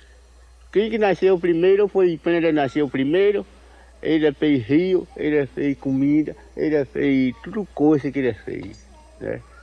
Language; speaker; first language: Portuguese; non-native, local second language; Kayapó